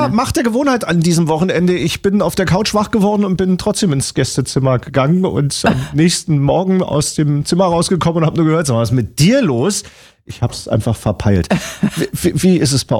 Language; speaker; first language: German; native; German